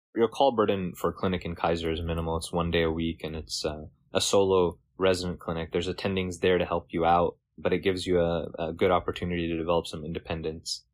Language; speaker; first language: English; native; English